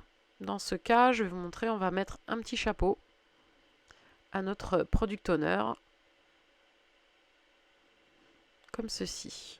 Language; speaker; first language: French; native; French